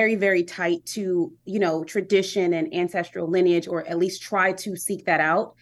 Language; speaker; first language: English; native; English